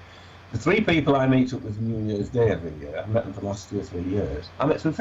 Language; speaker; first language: English; native; English